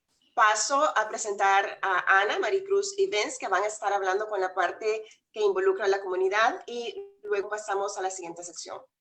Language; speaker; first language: Spanish; native; Spanish